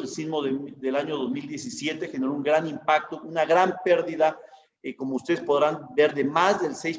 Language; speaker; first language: Spanish; native; Spanish